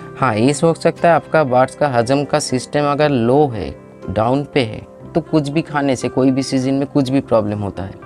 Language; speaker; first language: Hindi; non-native, local second language; Bangla